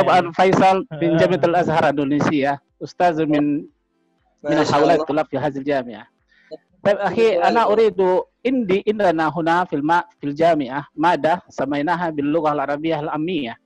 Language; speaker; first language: Arabic; non-native, fluent; Indonesian